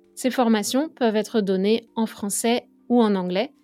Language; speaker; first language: French; native; French